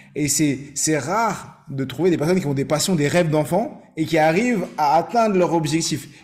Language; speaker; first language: French; native; French